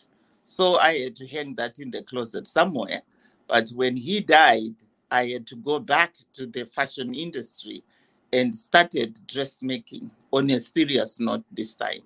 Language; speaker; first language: English; non-native, local second language; Shona